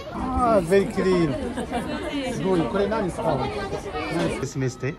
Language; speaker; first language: Japanese; non-native, learner; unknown